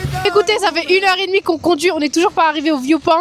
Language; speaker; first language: French; native; French